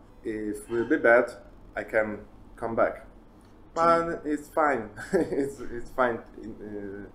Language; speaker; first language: English; non-native, learner; Italian